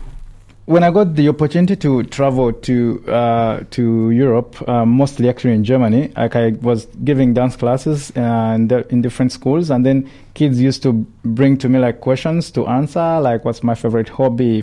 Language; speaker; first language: English; non-native, local second language; Ganda